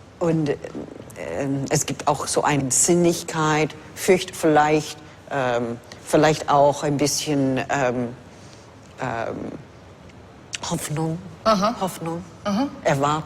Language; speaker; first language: German; non-native, fluent; English